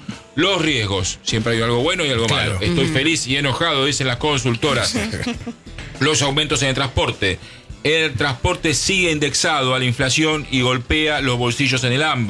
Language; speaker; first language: Spanish; native; Spanish